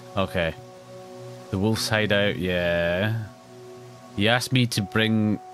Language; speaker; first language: English; native; English